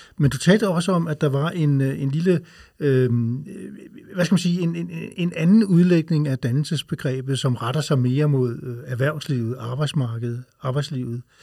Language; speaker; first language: Danish; native; Danish